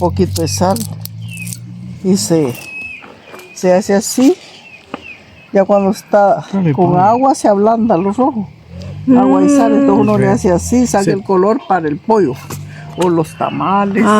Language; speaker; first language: Spanish; native; Spanish